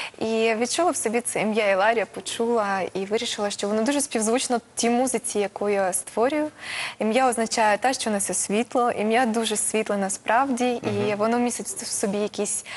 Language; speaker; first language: Ukrainian; non-native, local second language; Russian